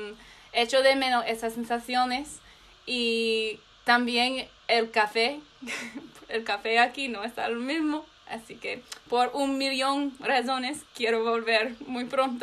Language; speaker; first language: Spanish; non-native, learner; English